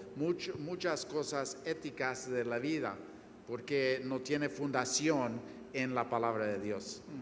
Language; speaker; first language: Spanish; non-native, fluent; English